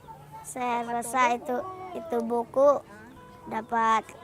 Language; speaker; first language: Indonesian; early bilingual, other home language; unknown